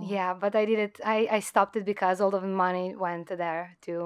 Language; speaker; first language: English; non-native, fluent; Croatian